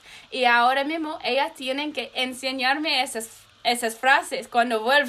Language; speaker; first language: Spanish; non-native, learner; English